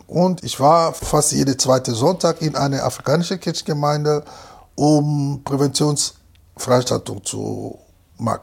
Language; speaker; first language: German; non-native, fluent; Lingala